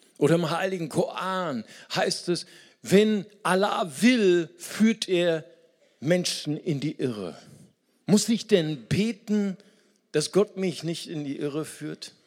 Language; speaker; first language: German; non-native, fluent; Portuguese